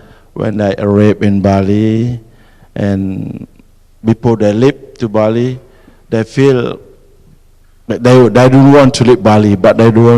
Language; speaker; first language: English; non-native, fluent; Indonesian